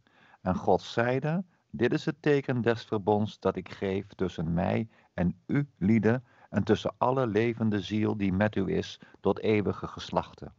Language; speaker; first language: Dutch; native; Dutch